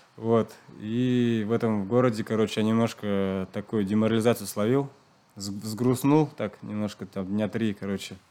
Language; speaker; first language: Russian; non-native, local second language; Chuvash